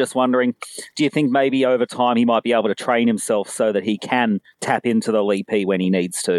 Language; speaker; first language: English; native; English